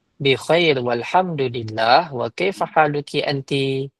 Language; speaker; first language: Arabic; non-native, fluent; Malay